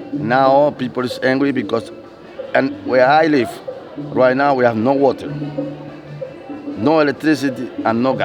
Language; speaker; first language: English; non-native, learner; Spanish